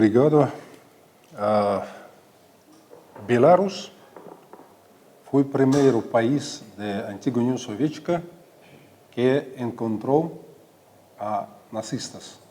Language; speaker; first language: Portuguese; non-native, fluent; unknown